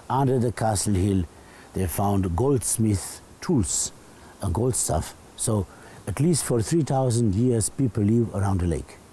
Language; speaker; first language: English; non-native, fluent; Slovenian